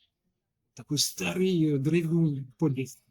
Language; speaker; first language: Russian; non-native, learner; French